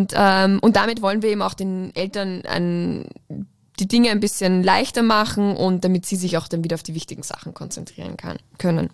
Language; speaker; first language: German; native; German